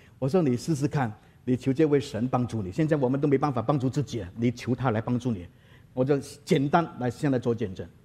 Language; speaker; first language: Chinese; native; Chinese